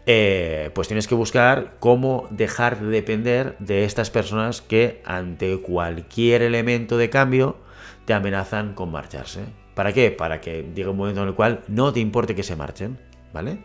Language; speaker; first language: Spanish; native; Spanish